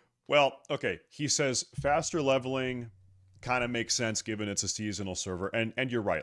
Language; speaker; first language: English; native; English